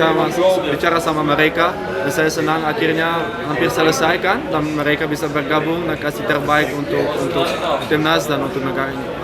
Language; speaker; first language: Indonesian; non-native, fluent; Dutch